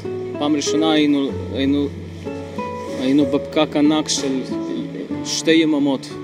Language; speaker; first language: Hebrew; non-native, fluent; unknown